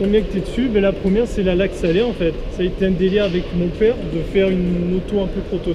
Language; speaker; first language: French; native; French